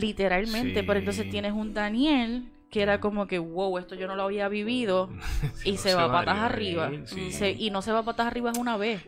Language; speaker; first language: Spanish; native; Spanish